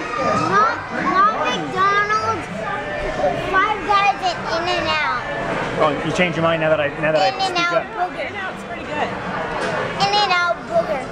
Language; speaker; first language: English; native; English